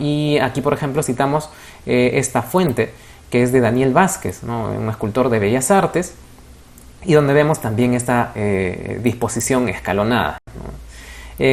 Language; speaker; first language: Spanish; native; Spanish